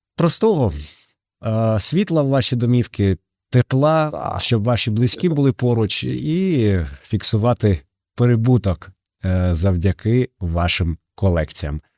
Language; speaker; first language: Ukrainian; native; Ukrainian